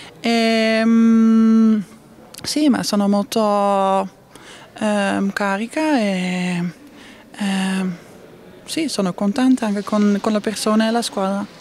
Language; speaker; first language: Italian; non-native, learner; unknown